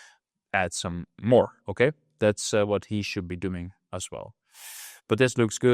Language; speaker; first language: English; non-native, fluent; Dutch